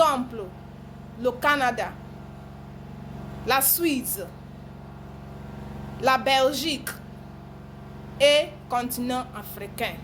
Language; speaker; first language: French; non-native, learner; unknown